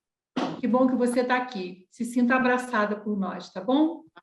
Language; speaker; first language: Portuguese; native; Portuguese